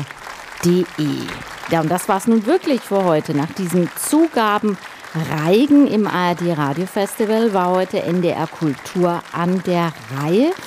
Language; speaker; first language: German; native; German